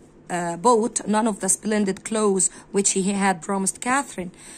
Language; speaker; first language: English; non-native, fluent; Arabic